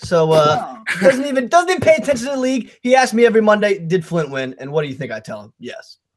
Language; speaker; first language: English; native; English